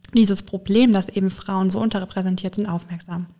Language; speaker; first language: German; native; German